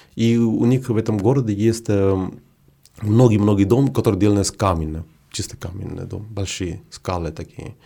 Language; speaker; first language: Russian; non-native, fluent; Hindi